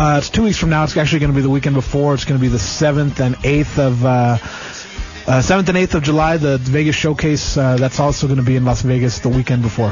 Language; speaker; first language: English; early bilingual, other home language; Spanish